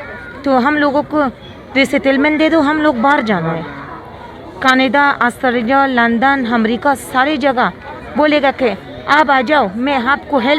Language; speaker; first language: Hindi; non-native, fluent; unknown